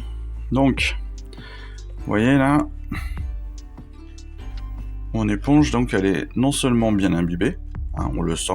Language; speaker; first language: French; native; French